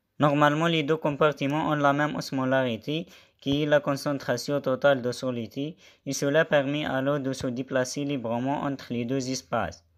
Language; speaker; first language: French; non-native, local second language; Arabic